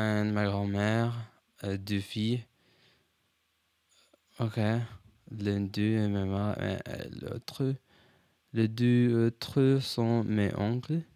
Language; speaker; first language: French; non-native, learner; English